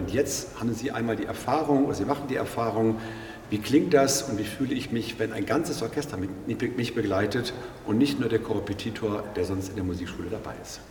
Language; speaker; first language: German; native; German